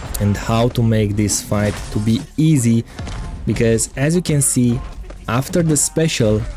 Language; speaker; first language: English; non-native, fluent; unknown